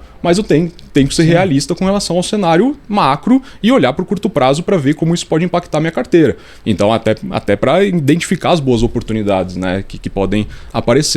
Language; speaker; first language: Portuguese; native; Portuguese